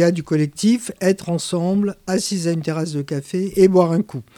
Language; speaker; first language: French; native; French